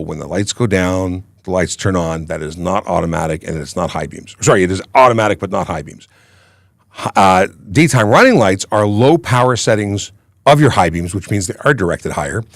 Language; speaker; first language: English; native; English